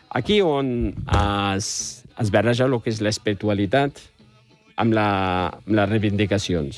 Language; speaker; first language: Catalan; non-native, fluent; Riffian